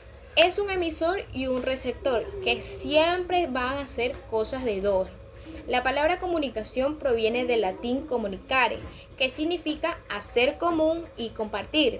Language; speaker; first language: Spanish; native; Spanish